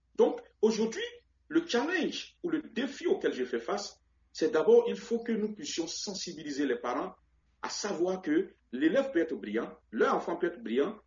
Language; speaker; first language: French; non-native, local second language; Baoulé